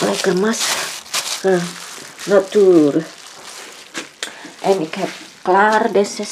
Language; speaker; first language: Dutch; non-native, learner; Indonesian